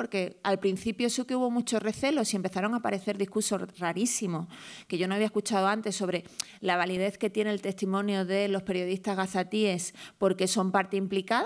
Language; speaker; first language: Spanish; native; Spanish